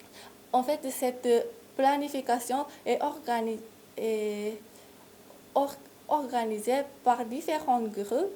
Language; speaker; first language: French; non-native, fluent; Japanese